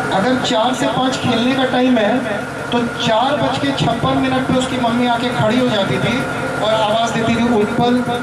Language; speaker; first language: Hindi; native; Hindi